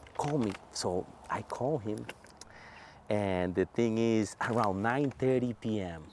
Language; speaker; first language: English; non-native, fluent; Spanish